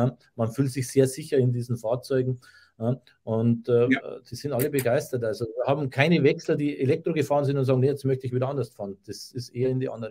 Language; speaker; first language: German; native; German